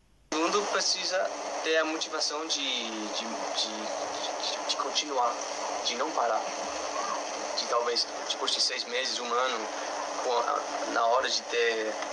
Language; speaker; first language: Portuguese; non-native, fluent; English